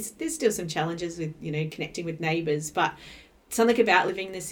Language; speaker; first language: English; native; English